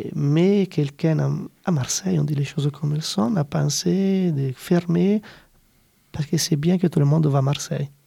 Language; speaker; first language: French; non-native, fluent; Italian